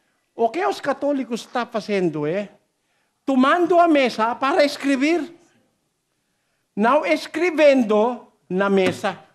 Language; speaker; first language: Portuguese; non-native, learner; Filipino